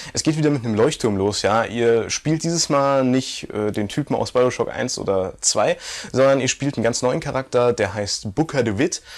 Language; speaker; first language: German; native; German